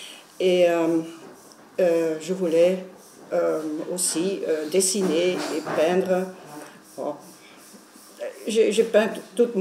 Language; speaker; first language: French; non-native, local second language; Dutch